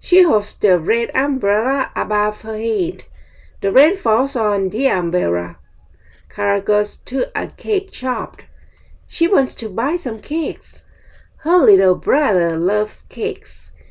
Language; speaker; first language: English; non-native, fluent; Thai